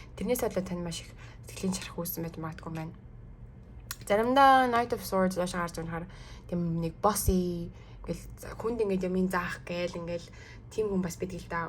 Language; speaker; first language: Mongolian; early bilingual, heritage; Mongolian